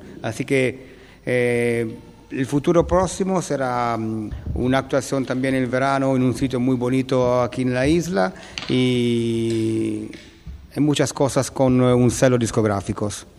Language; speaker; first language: Spanish; non-native, learner; Italian